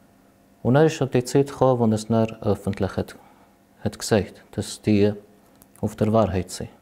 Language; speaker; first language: German; non-native, fluent; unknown